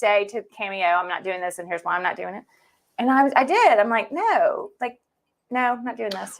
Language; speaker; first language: English; native; English